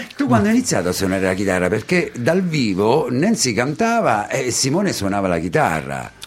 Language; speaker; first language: Italian; native; Italian